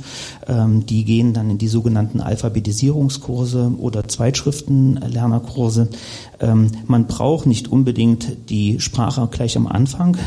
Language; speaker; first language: German; native; German